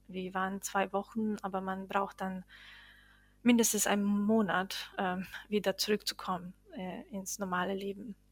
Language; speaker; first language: German; non-native, fluent; Bosnian